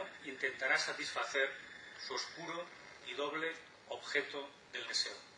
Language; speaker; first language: Spanish; native; Spanish